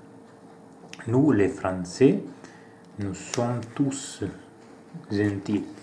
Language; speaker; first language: French; non-native, learner; Italian